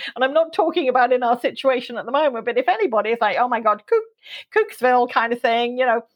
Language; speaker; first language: English; native; English